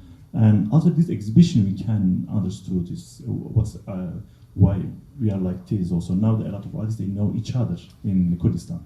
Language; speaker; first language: English; non-native, learner; Kurdish